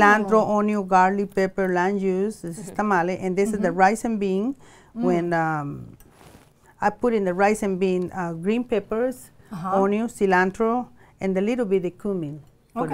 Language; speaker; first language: English; non-native, learner; Spanish